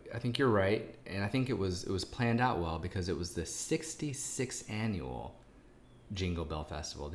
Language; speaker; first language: English; native; English